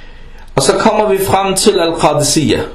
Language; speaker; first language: Danish; early bilingual, other home language; Arabic